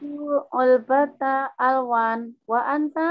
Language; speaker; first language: Arabic; non-native, learner; Indonesian